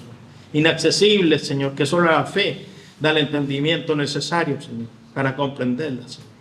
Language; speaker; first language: Spanish; native; Spanish